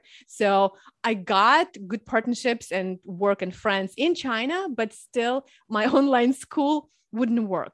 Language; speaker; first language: English; early bilingual, other home language; Russian